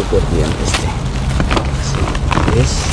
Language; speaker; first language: Spanish; non-native, learner; Filipino